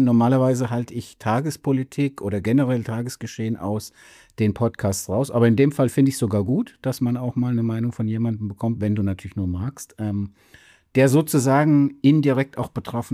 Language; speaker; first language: German; native; German